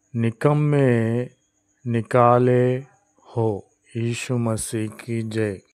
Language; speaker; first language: Hindi; non-native, local second language; Telugu